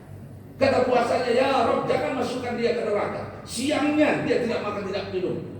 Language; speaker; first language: Indonesian; native; Indonesian